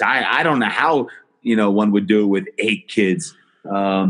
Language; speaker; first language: English; native; English